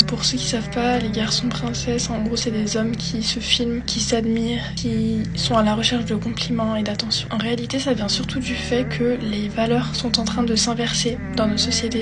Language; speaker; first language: French; native; French